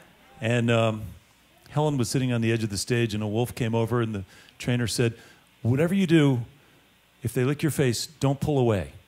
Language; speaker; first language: English; native; English